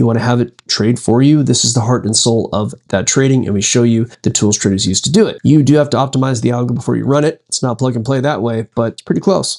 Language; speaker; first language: English; native; English